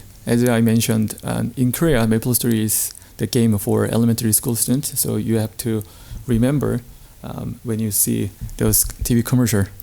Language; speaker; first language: English; non-native, learner; Korean